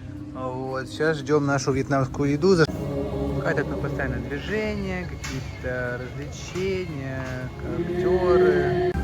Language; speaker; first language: Russian; native; Russian